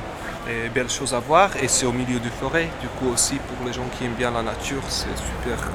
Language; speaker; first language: French; non-native, fluent; Slovak